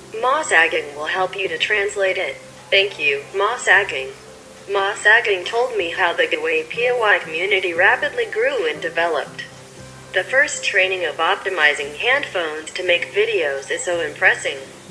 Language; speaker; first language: English; non-native, fluent; Javanese